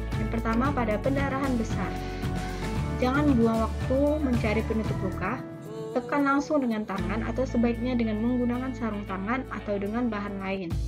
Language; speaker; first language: Indonesian; native; Indonesian